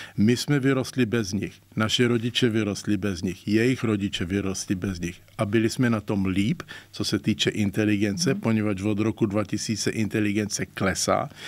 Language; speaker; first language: Czech; native; Czech